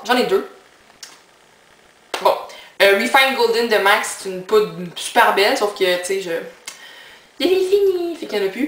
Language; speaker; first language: French; native; French